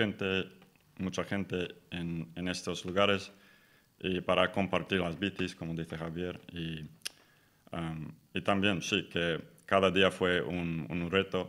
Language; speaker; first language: Spanish; non-native, fluent; English